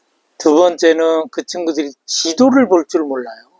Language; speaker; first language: Korean; native; Korean